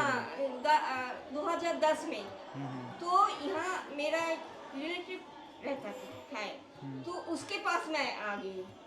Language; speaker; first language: Hindi; non-native, local second language; Bangla